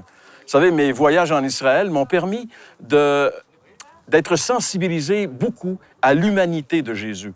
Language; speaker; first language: French; native; French